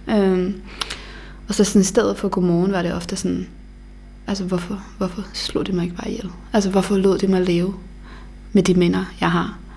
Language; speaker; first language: Danish; early bilingual, other home language; Bosnian